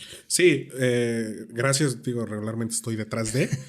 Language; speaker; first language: Spanish; native; Spanish